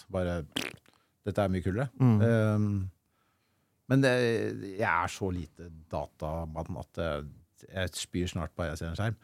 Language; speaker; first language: Norwegian; native; Norwegian